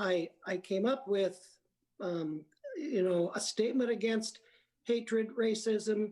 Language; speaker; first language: English; native; English